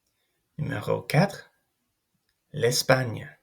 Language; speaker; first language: French; non-native, fluent; English